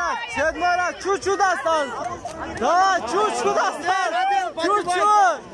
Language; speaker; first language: Russian; non-native, learner; Tajik